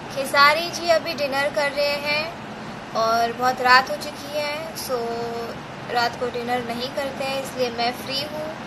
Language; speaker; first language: Hindi; non-native, local second language; Gujarati